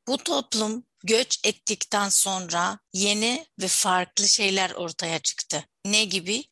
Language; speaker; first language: Turkish; non-native, fluent; Arabic